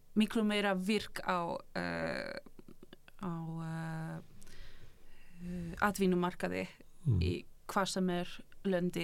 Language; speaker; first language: Icelandic; non-native, fluent; Polish